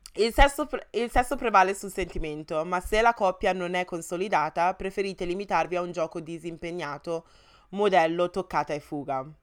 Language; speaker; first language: Italian; early bilingual, other home language; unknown